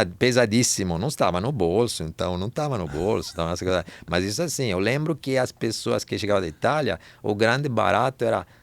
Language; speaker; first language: Portuguese; non-native, fluent; Italian